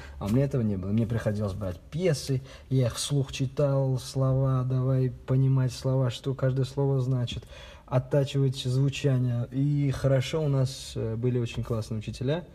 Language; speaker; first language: Russian; non-native, local second language; Uzbek